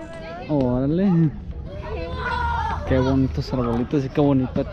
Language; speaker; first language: Spanish; early bilingual, heritage; Spanish